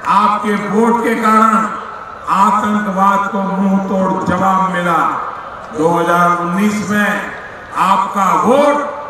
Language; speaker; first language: Hindi; non-native, local second language; Gujarati